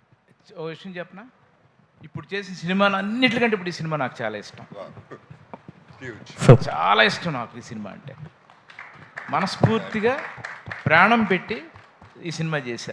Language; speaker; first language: Telugu; native; Telugu